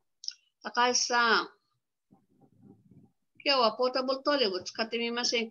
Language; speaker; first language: Japanese; non-native, fluent; Filipino